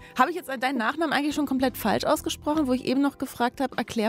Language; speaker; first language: German; native; German